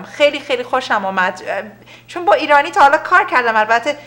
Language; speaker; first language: Persian; early bilingual, heritage; Persian